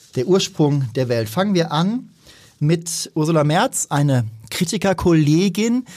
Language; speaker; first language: German; native; German